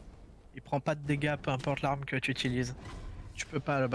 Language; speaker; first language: French; native; French